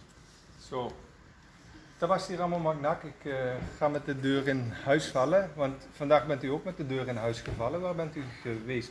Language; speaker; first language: Dutch; native; Dutch